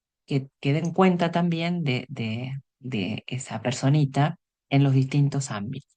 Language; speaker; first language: Spanish; native; Spanish